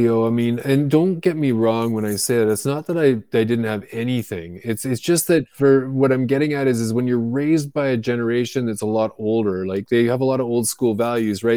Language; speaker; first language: English; native; English